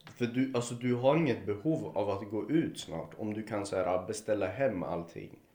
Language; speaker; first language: Swedish; early bilingual, other home language; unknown